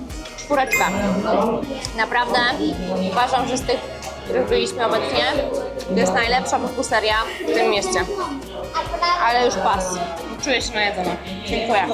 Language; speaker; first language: Polish; native; Polish